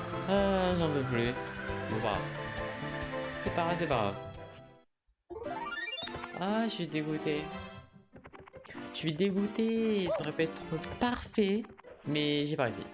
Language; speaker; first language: French; native; French